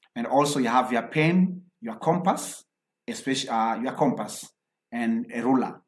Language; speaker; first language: English; non-native, local second language; Swahili